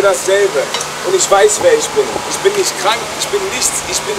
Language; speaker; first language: German; non-native, fluent; Persian